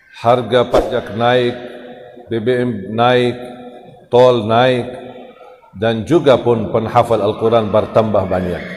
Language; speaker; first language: Indonesian; non-native, fluent; Arabic